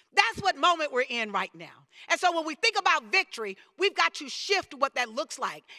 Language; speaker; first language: English; native; English